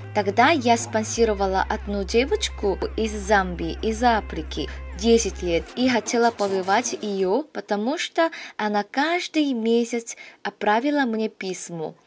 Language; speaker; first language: Russian; non-native, fluent; Korean